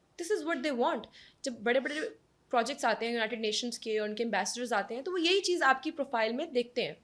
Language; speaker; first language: Urdu; native; Urdu